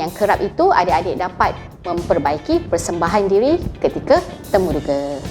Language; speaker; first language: Malay; native; Malay